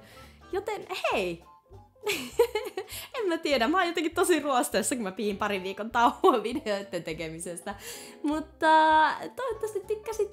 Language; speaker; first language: Finnish; native; Finnish